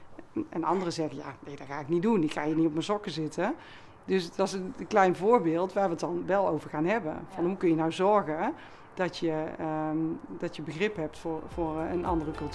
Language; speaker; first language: Dutch; native; Dutch